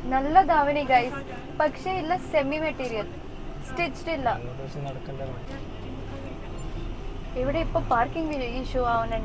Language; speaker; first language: Malayalam; early bilingual, heritage; Malayalam